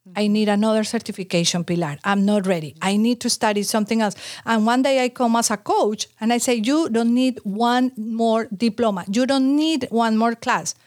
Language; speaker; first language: English; non-native, fluent; Spanish